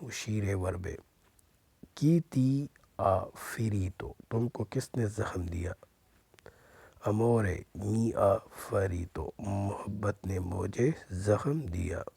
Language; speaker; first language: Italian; non-native, learner; Urdu